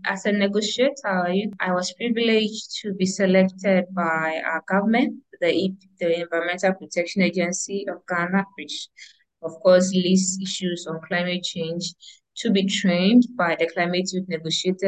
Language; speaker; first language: English; non-native, local second language; Ewe